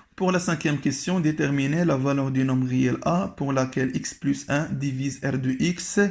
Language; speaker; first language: French; non-native, local second language; Arabic